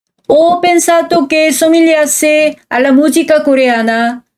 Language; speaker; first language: Italian; non-native, fluent; Korean